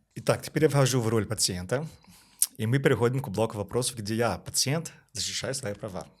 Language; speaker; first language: Russian; non-native, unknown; Portuguese